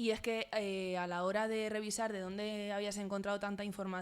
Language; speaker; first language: Spanish; native; Spanish